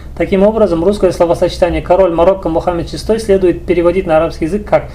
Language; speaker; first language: Russian; non-native, local second language; Kazakh